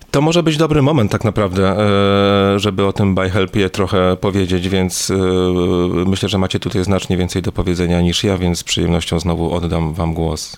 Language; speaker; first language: Polish; native; Polish